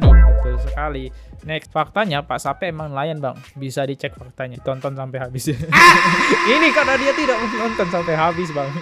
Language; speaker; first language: Indonesian; native; Indonesian